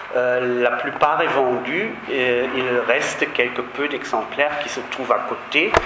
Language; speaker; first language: French; non-native, fluent; German